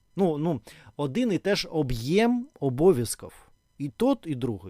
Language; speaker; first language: Ukrainian; non-native, learner; Russian